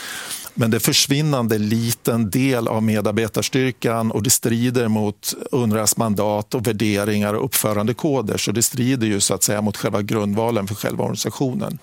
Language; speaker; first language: Swedish; native; Swedish